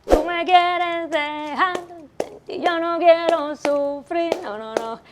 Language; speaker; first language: Spanish; native; Spanish